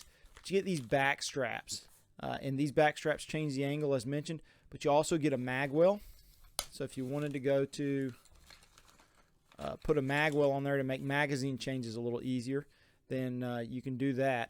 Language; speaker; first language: English; native; English